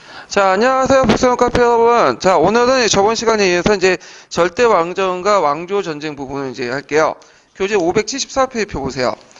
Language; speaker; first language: Korean; native; Korean